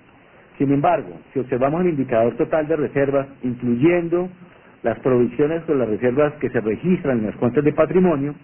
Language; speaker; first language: Spanish; native; Spanish